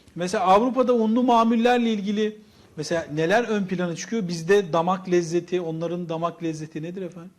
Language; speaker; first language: Turkish; native; Turkish